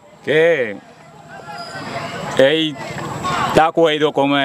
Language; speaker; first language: Spanish; non-native, fluent; Haitian Creole